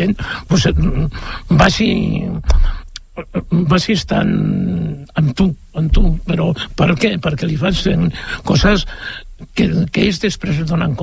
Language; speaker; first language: Catalan; native; Catalan